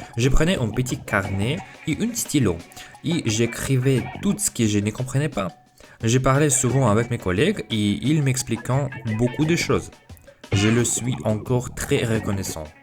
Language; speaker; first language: French; non-native, fluent; Russian